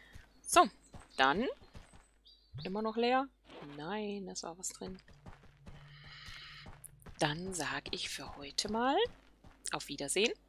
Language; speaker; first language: German; native; German